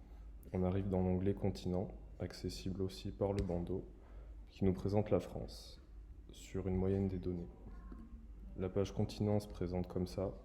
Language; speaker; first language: French; native; French